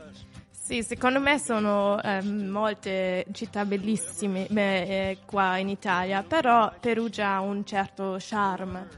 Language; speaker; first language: Italian; non-native, fluent; German